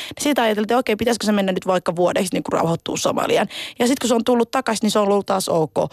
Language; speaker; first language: Finnish; early bilingual, other home language; Somali